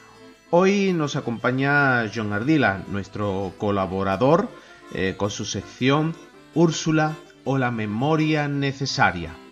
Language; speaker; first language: Spanish; native; Spanish